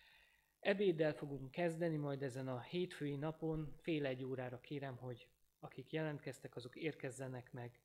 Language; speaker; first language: Hungarian; native; Hungarian